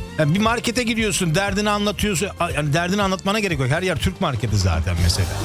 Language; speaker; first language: Turkish; early bilingual, heritage; Turkish